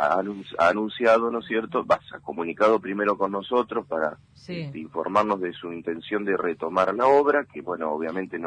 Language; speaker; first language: Spanish; native; Spanish